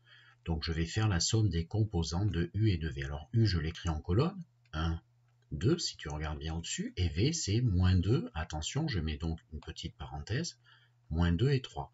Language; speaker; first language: French; native; French